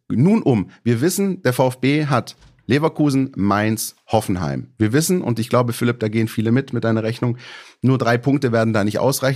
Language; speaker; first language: German; native; German